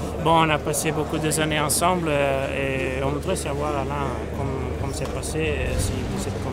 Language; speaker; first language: French; non-native, fluent; Italian